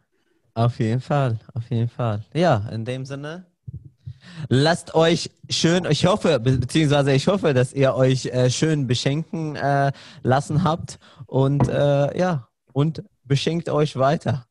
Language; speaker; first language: German; non-native, fluent; Arabic